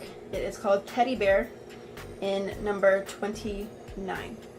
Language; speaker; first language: English; native; English